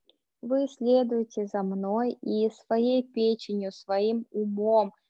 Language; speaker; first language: Russian; native; Russian